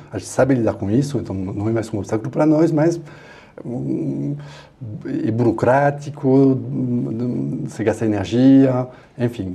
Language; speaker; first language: Portuguese; non-native, fluent; French